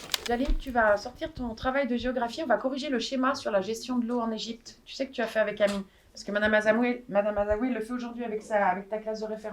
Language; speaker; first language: French; native; French